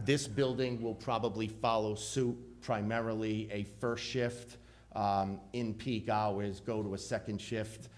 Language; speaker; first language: English; native; English